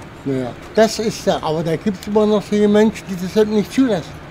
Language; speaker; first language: German; native; German